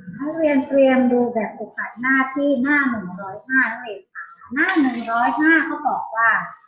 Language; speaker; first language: Thai; native; Thai